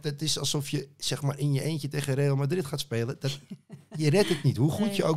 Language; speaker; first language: Dutch; native; Dutch